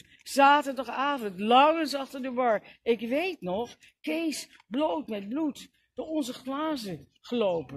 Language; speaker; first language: Dutch; native; Dutch